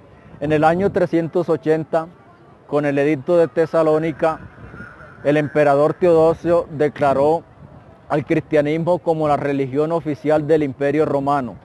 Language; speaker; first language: Spanish; native; Spanish